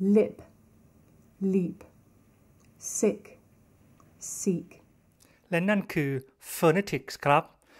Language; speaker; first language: Thai; native; Thai